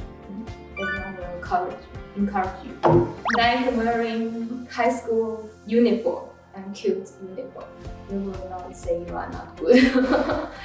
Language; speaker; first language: English; non-native, learner; Chinese